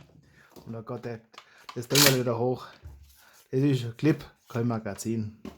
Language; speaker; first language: German; native; German